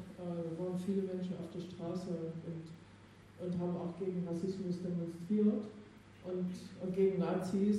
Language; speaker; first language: German; native; German